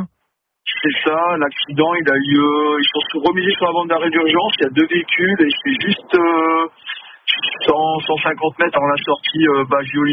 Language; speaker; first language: French; native; French